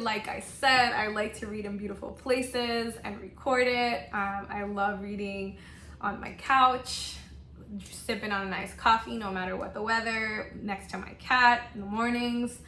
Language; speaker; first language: English; non-native, local second language; Spanish